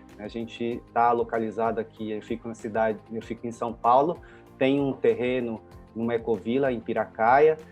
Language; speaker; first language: Portuguese; native; Portuguese